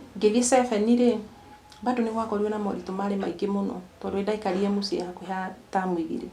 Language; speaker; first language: Kikuyu; non-native, local second language; Embu